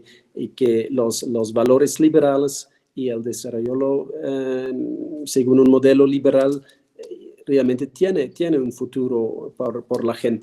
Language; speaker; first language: Spanish; non-native, fluent; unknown